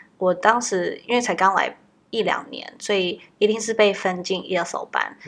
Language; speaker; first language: Chinese; native; Chinese